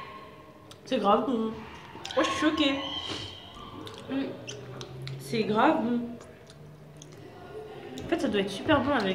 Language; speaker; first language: French; native; French